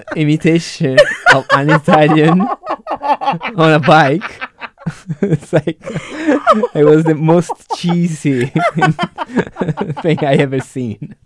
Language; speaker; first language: English; non-native, fluent; Italian